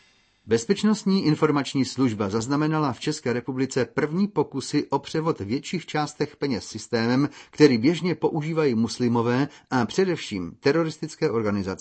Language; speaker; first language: Czech; native; Czech